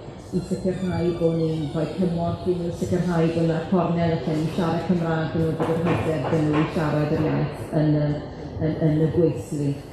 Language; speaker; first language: Welsh; native; Welsh